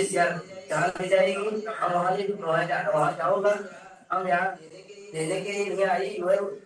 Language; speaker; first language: Hindi; non-native, learner; Rohingya